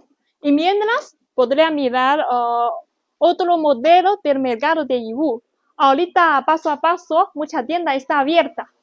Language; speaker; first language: Spanish; non-native, learner; Chinese